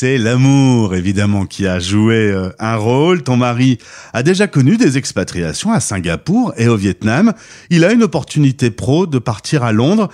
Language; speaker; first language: French; native; French